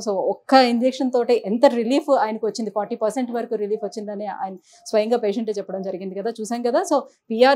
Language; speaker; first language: Telugu; native; Telugu